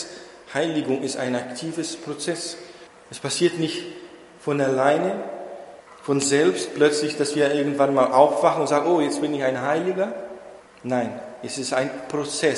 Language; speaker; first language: German; non-native, fluent; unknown